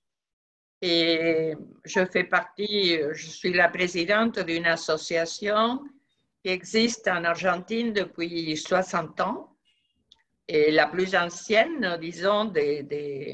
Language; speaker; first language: French; non-native, fluent; Spanish